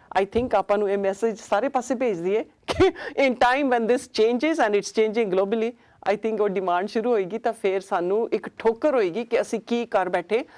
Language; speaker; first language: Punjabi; early bilingual, heritage; Punjabi